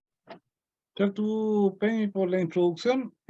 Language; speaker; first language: Spanish; native; Spanish